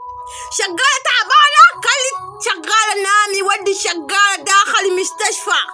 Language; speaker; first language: Arabic; non-native, learner; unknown